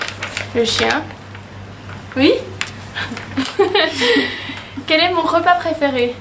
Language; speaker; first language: French; native; French